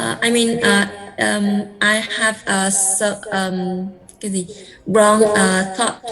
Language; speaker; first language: English; non-native, learner; Vietnamese